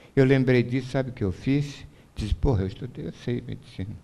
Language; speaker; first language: Portuguese; native; Portuguese